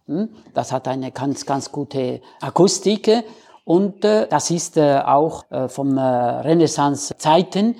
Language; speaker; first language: German; non-native, fluent; Spanish